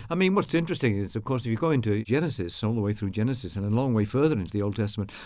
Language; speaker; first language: English; native; English